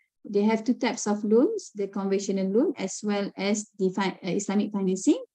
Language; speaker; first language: English; non-native, local second language; Malay